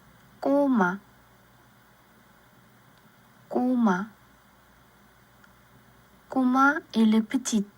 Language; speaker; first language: French; non-native, learner; Korean